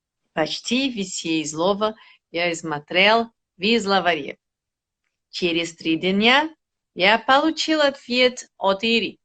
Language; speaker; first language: Russian; non-native, learner; Portuguese